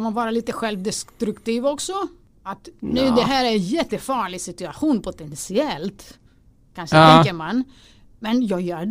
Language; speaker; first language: Swedish; non-native, fluent; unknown